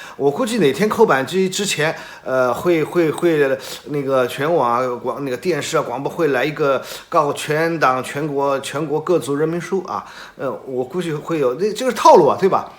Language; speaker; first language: Chinese; native; Chinese